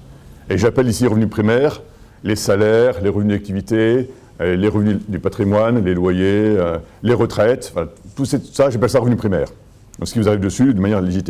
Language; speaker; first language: French; native; French